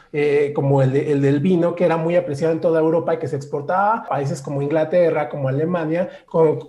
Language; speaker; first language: Spanish; native; Spanish